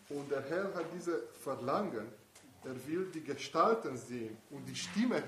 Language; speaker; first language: German; non-native, fluent; Italian